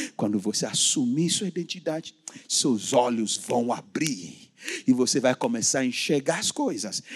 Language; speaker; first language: Portuguese; non-native, fluent; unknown